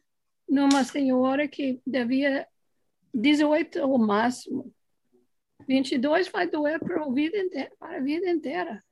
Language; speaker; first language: Portuguese; non-native, fluent; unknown